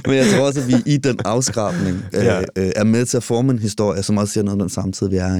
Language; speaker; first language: Danish; native; Danish